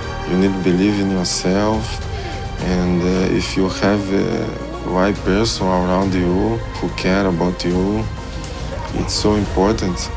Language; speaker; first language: English; non-native, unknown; Portuguese